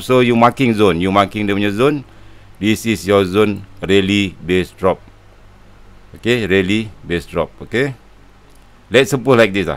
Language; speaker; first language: English; non-native, local second language; Malay